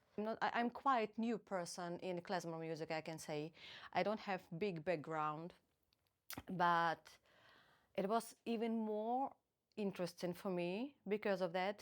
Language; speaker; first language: English; non-native, fluent; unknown